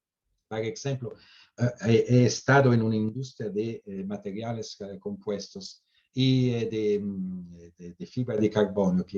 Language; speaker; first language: Spanish; non-native, fluent; Italian